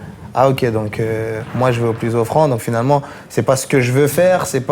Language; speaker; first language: French; native; French